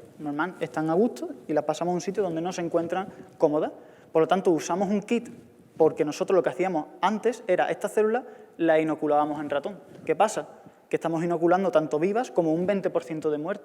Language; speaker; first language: Spanish; native; Spanish